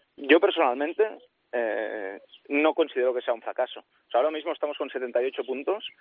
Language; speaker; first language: Spanish; non-native, local second language; Catalan